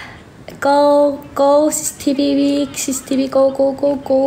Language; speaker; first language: English; non-native, learner; Korean